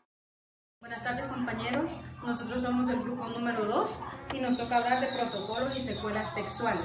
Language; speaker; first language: Spanish; native; Spanish